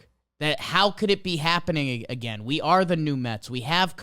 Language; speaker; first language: English; native; English